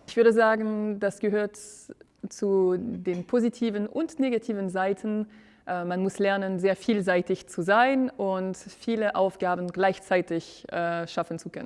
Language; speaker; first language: German; non-native, fluent; French